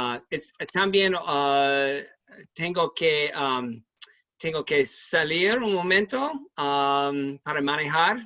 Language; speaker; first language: Spanish; non-native, learner; English